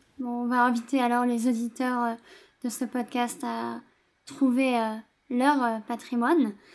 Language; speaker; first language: French; native; French